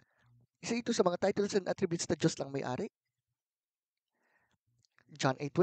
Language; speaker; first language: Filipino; native; Filipino